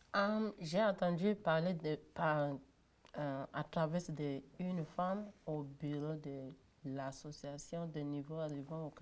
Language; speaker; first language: French; non-native, learner; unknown